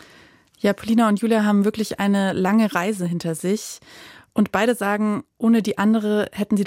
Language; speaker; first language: German; native; German